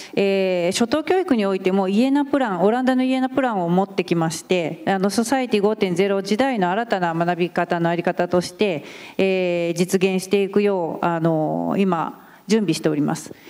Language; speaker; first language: Japanese; native; Japanese